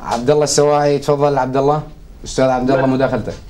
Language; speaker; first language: Arabic; native; Arabic